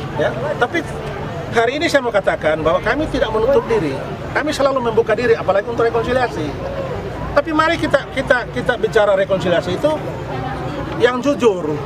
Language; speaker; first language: Indonesian; non-native, local second language; Tetum